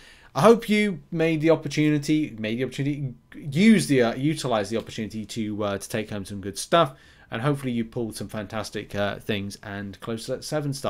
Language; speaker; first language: English; native; English